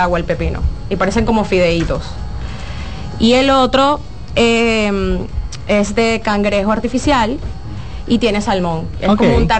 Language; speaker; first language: Spanish; native; Spanish